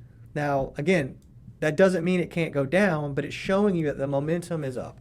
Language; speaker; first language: English; native; English